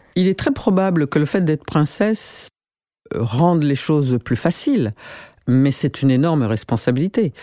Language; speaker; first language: French; non-native, local second language; Rundi